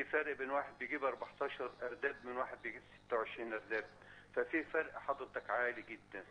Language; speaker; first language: Arabic; native; Arabic